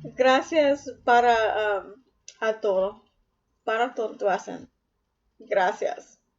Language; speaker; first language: Spanish; non-native, learner; English